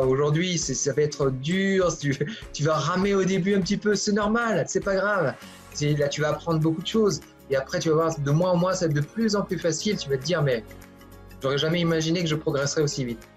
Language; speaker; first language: French; native; French